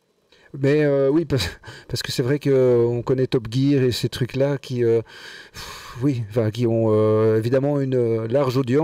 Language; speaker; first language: French; native; French